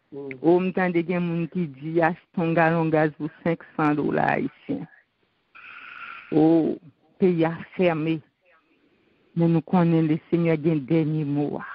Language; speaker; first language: French; non-native, local second language; Haitian Creole